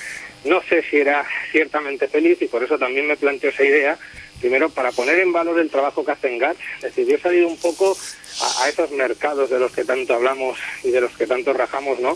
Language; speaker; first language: Spanish; native; Spanish